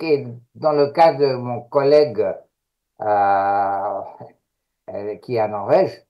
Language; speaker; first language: French; non-native, fluent; Greek